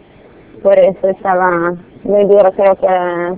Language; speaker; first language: Spanish; non-native, learner; Russian